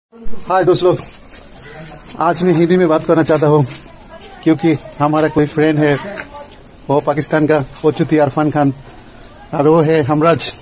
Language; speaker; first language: Hindi; non-native, learner; Bangla